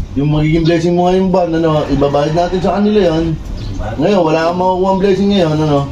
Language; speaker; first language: Filipino; native; Filipino